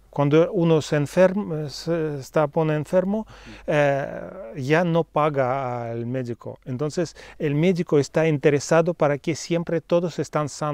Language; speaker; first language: Spanish; non-native, fluent; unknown